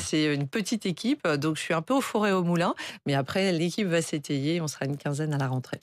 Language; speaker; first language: French; native; French